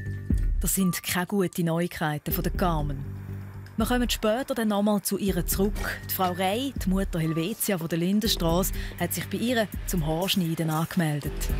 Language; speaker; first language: German; native; German